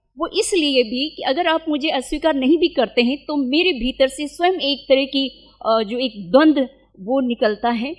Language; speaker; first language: Hindi; non-native, local second language; Nyishi